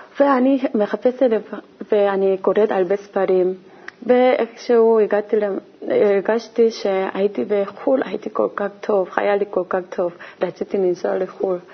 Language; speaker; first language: Hebrew; non-native, learner; Korean